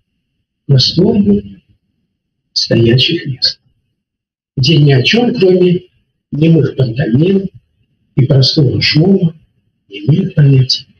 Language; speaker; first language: Russian; native; Russian